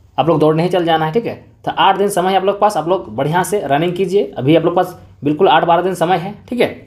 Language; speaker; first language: Hindi; native; Hindi